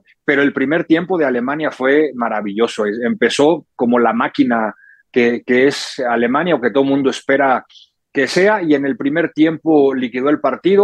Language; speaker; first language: Spanish; native; Spanish